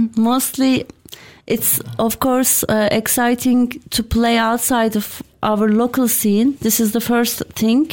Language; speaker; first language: English; non-native, fluent; Turkish